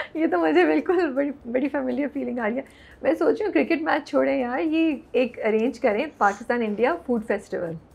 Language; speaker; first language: Urdu; native; Urdu